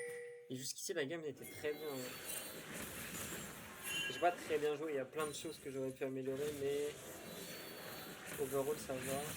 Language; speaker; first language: French; native; French